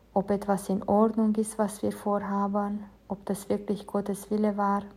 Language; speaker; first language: German; non-native, fluent; Romanian